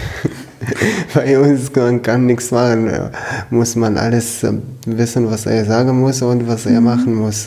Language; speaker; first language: German; non-native, learner; Arabic